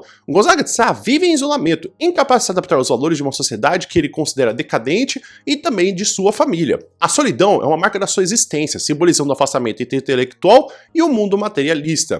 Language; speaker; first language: Portuguese; native; Portuguese